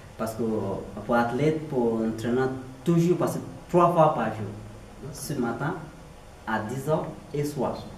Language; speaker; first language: French; non-native, learner; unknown